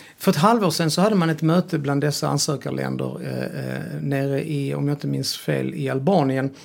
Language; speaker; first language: Swedish; early bilingual, other home language; Serbian